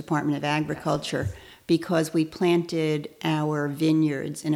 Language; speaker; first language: English; native; English